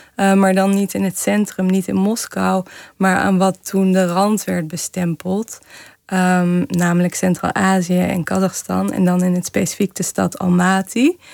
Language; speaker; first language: Dutch; native; Dutch